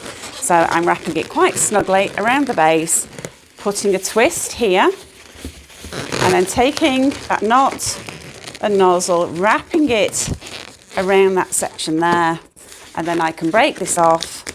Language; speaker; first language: English; native; English